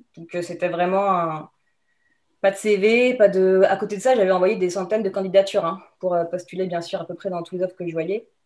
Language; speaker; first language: French; native; French